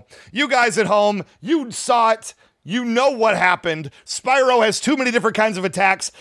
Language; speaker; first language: English; native; English